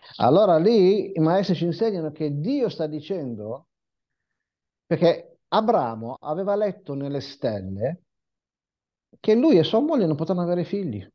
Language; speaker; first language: Italian; non-native, fluent; Hebrew